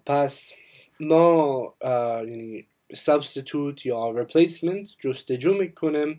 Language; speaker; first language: Persian; non-native, learner; English